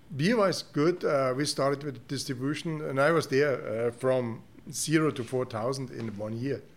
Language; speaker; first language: English; non-native, fluent; German